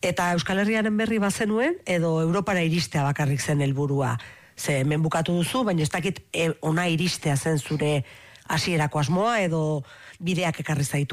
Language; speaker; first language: Basque; native; Basque